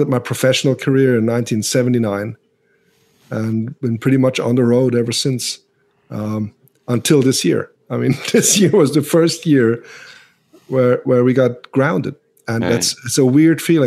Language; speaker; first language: English; non-native, fluent; Swiss German